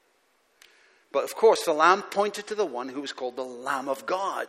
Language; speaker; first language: English; native; English